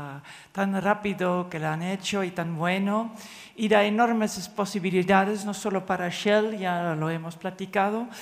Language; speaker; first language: Spanish; non-native, fluent; Dutch